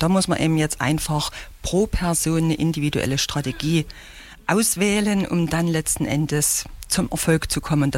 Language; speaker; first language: German; native; German